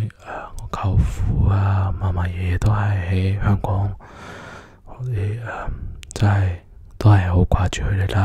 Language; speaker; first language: Cantonese; early bilingual, heritage; Cantonese